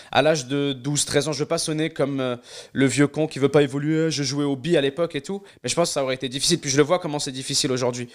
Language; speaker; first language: French; non-native, local second language; Arabic